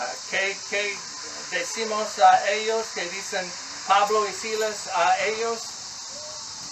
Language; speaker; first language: Spanish; non-native, learner; English